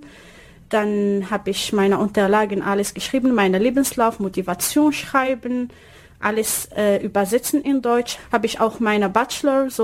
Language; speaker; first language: German; non-native, learner; Arabic